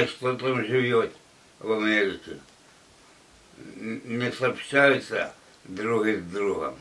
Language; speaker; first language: Russian; non-native, local second language; Ukrainian